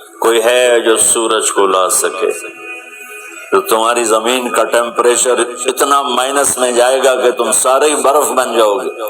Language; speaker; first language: Urdu; non-native, local second language; Punjabi